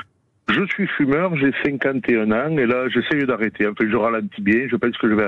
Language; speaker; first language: French; native; French